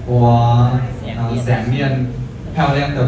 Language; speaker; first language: Chinese; non-native, learner; Khmer